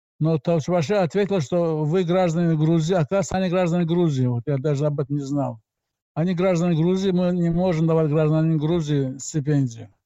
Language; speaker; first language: Russian; non-native, local second language; Azerbaijani